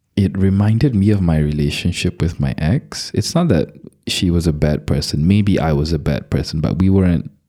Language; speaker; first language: English; non-native, local second language; Malay